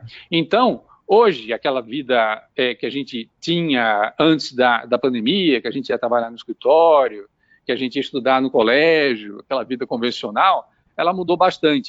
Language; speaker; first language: Portuguese; native; Portuguese